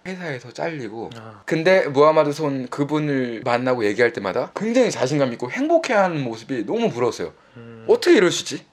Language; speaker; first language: Korean; native; Korean